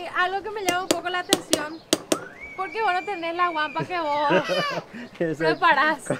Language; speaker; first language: Spanish; native; Spanish